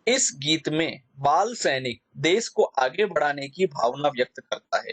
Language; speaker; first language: Hindi; non-native, local second language; Gujarati